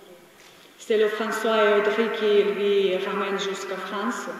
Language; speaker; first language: French; non-native, learner; Ukrainian